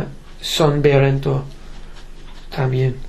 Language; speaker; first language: Spanish; non-native, learner; English